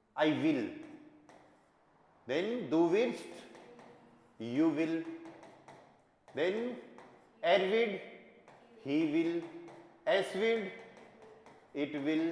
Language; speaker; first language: German; non-native, fluent; Hindi